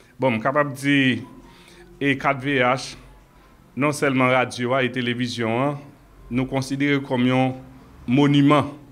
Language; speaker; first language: French; non-native, local second language; Haitian Creole